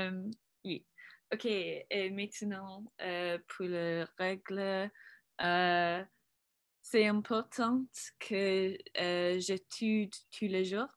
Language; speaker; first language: French; non-native, learner; English